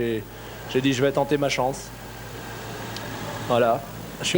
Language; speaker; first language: French; native; French